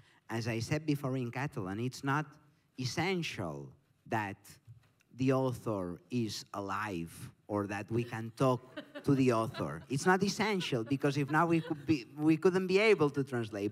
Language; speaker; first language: English; non-native, fluent; Catalan